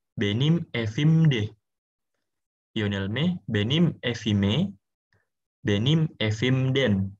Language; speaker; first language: Turkish; non-native, fluent; Indonesian